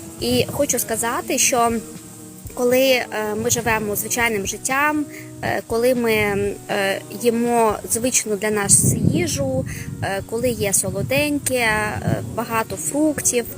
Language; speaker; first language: Ukrainian; non-native, local second language; Russian